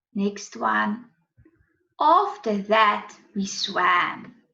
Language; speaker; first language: English; non-native, local second language; Afrikaans